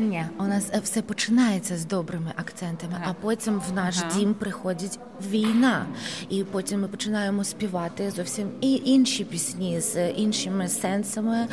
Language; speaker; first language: Polish; non-native, learner; Ukrainian